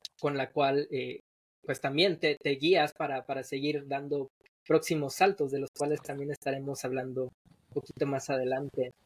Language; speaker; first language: Spanish; native; Spanish